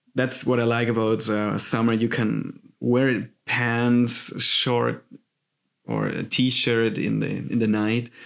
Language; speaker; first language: English; non-native, fluent; German